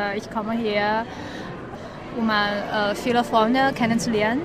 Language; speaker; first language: German; non-native, learner; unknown